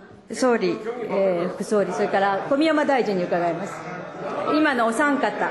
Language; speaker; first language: Japanese; native; Japanese